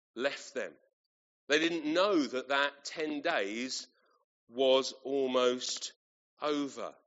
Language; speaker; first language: English; native; English